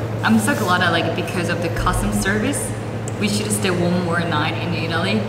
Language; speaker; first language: English; non-native, fluent; Korean